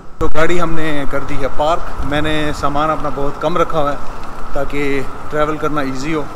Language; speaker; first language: Urdu; native; Urdu